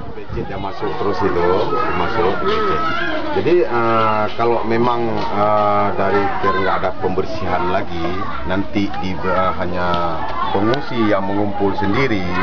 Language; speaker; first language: Indonesian; non-native, local second language; Achinese